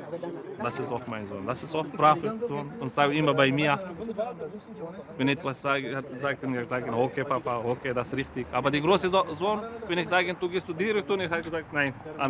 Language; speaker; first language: German; non-native, learner; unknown